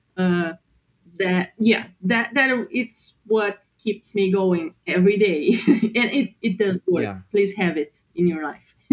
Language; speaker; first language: English; non-native, fluent; Portuguese